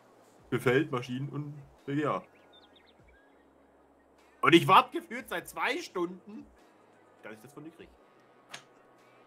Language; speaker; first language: German; native; German